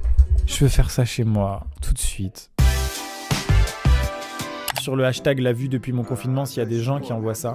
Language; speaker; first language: French; native; French